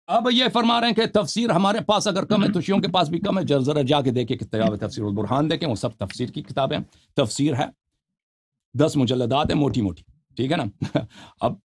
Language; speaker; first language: Urdu; non-native, fluent; Persian